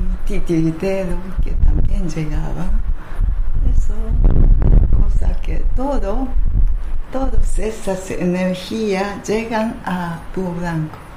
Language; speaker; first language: Spanish; non-native, learner; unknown